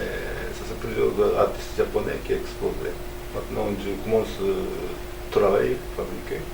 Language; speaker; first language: French; non-native, learner; Japanese